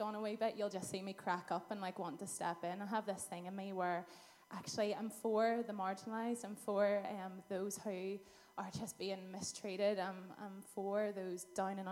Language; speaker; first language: English; native; English